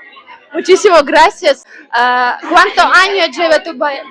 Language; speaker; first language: Spanish; non-native, fluent; Ukrainian